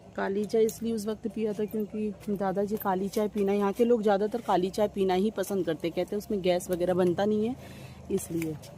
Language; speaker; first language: Hindi; non-native, local second language; Bangla